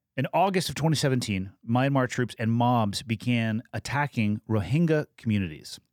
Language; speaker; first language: English; native; English